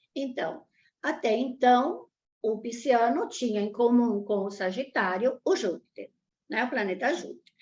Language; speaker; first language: Portuguese; early bilingual, other home language; Italian